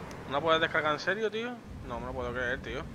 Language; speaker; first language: Spanish; native; Spanish